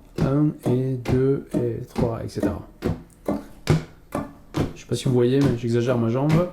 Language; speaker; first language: French; native; French